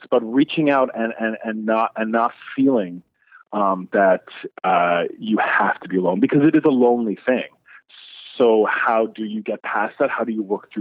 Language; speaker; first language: English; native; English